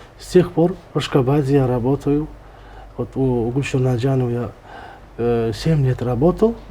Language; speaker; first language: Russian; non-native, local second language; Turkmen